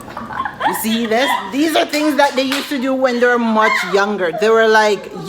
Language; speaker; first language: English; native; English